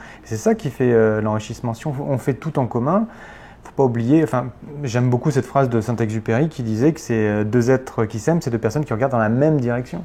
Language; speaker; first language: French; native; French